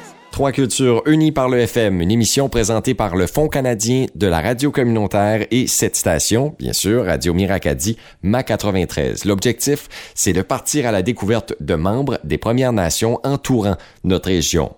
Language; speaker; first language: French; native; French